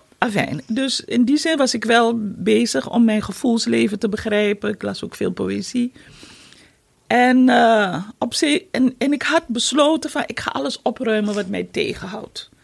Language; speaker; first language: Dutch; native; Dutch